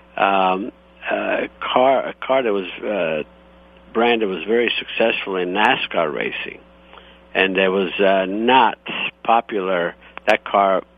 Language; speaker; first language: English; non-native, fluent; Croatian